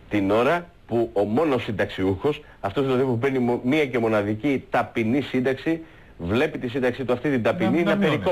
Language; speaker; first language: Greek; native; Greek